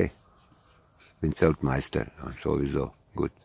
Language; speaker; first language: German; non-native, learner; Croatian